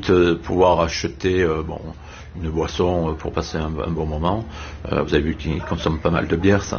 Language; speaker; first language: French; native; French